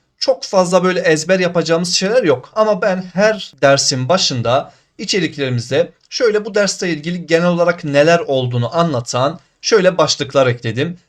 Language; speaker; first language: Turkish; native; Turkish